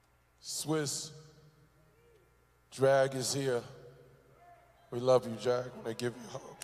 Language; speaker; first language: English; native; English